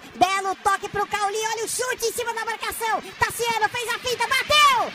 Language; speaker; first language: Portuguese; native; Portuguese